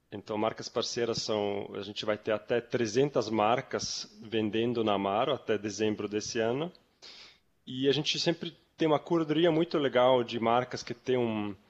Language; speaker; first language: Portuguese; non-native, fluent; German